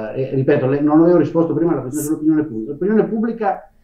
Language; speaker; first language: Italian; native; Italian